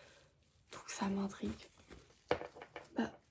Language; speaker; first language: French; native; French